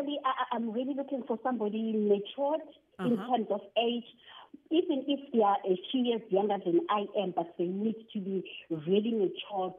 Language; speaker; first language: English; non-native, local second language; Zulu